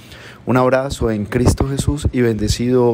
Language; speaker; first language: Spanish; native; Spanish